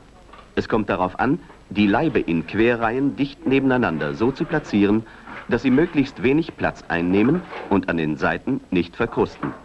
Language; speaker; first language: German; native; German